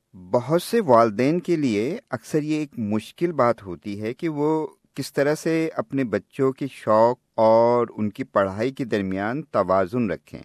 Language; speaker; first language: Urdu; native; Urdu